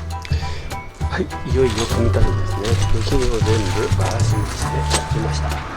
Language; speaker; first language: Japanese; native; Japanese